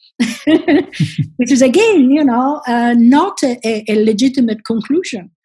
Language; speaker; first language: English; non-native, fluent; Italian